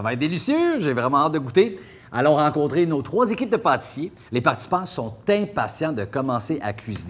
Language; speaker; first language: French; native; French